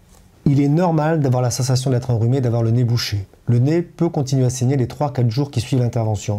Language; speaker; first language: French; native; French